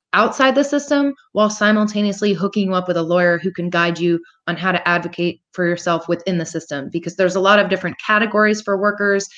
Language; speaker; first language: English; native; English